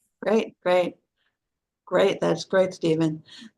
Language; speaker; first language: English; native; English